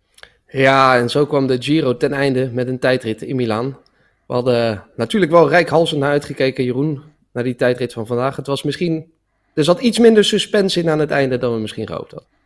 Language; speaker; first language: Dutch; native; Dutch